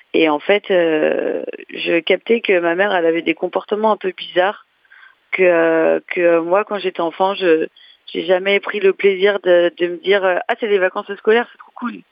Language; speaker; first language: French; native; French